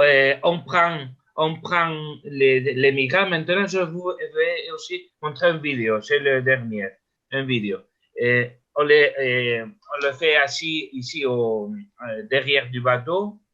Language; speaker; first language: French; non-native, learner; Spanish